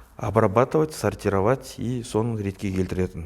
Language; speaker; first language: Russian; non-native, local second language; Kazakh